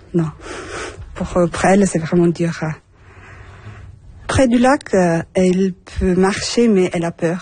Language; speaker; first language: French; non-native, fluent; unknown